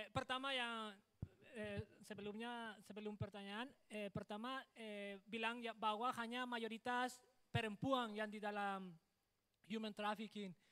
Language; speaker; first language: Indonesian; non-native, fluent; Spanish